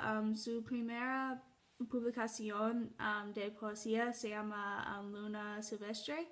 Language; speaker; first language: Spanish; non-native, learner; English